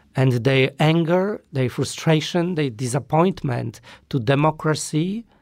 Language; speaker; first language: English; non-native, fluent; Polish